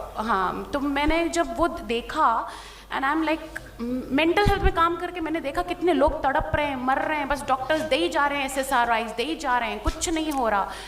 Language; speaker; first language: Hindi; native; Hindi